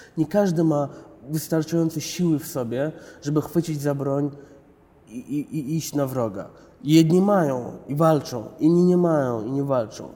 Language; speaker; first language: Polish; early bilingual, other home language; Chechen